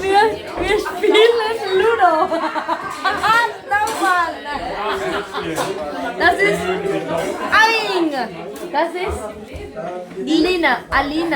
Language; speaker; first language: German; non-native, learner; Malayalam